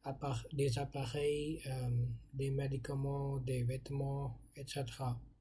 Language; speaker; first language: French; non-native, learner; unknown